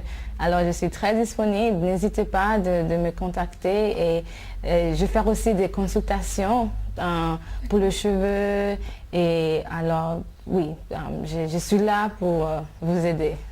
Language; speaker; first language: French; non-native, fluent; English